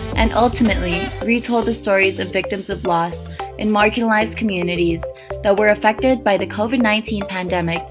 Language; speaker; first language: English; early bilingual, other home language; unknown